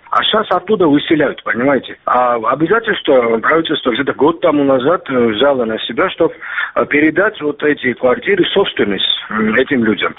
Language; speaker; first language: Russian; non-native, local second language; Georgian